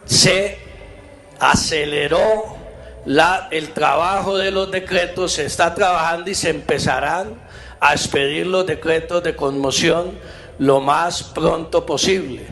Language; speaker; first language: Spanish; native; Spanish